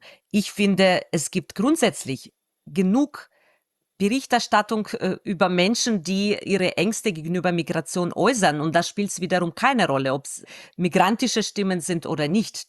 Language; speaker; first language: German; non-native, fluent; Russian